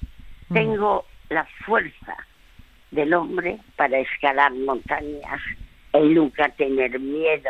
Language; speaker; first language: Spanish; early bilingual, other home language; French